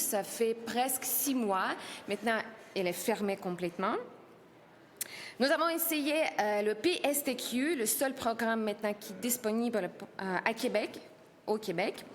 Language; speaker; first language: French; non-native, learner; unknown